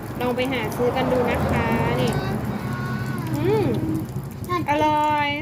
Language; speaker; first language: Thai; native; Thai